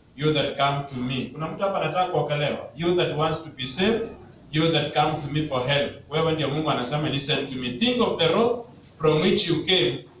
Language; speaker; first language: English; non-native, local second language; Swahili